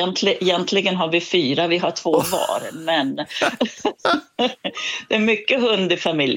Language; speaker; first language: Swedish; native; Swedish